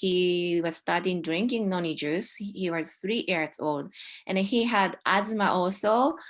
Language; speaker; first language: English; non-native, learner; Japanese